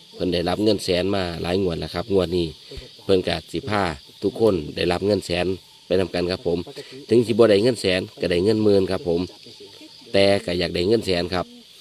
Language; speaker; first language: Thai; native; Thai